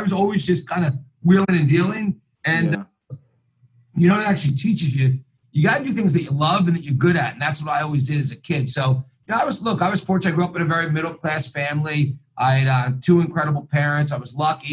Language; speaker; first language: English; native; English